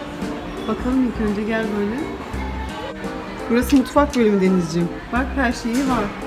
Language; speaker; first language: Turkish; native; Turkish